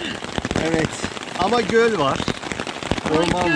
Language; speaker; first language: Turkish; native; Turkish